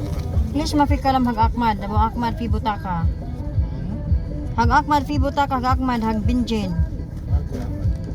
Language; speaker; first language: Arabic; non-native, learner; Filipino